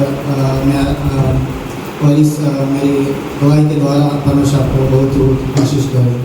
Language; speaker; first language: Hindi; non-native, local second language; Gujarati